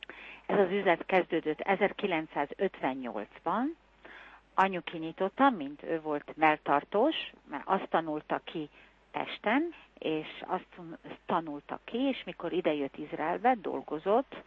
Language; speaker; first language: Hungarian; early bilingual, heritage; Hungarian